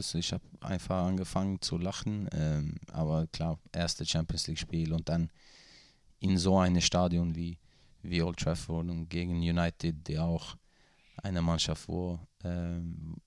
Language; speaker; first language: German; non-native, fluent; Swedish